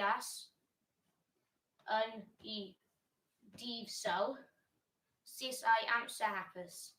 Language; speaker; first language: Welsh; non-native, learner; English